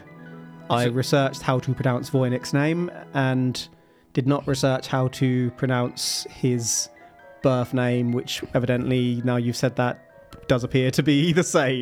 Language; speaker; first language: English; native; English